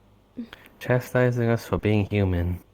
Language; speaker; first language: English; native; English